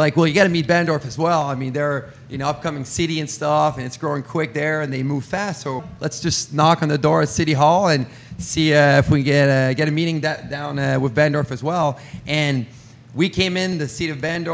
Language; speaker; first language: English; non-native, fluent; French